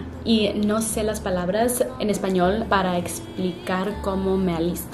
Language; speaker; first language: Spanish; early bilingual, heritage; Spanish